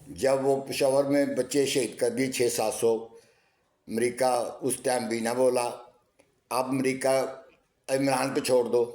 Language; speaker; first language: Urdu; non-native, local second language; Punjabi